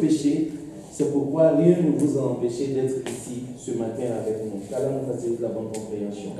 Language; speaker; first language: French; non-native, local second language; Dyula